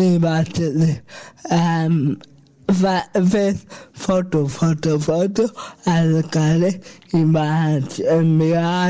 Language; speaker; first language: Catalan; non-native, local second language; Spanish